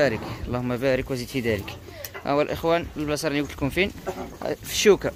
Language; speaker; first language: Arabic; native; Arabic